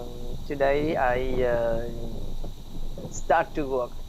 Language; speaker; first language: English; non-native, learner; Vietnamese